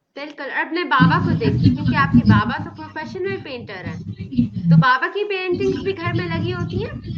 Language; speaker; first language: Urdu; non-native, local second language; Punjabi